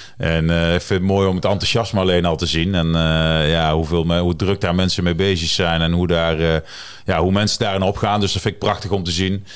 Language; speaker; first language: Dutch; native; Dutch